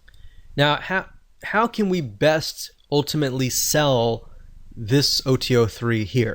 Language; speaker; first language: English; native; English